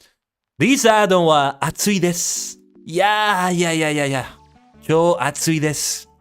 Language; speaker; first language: Japanese; non-native, learner; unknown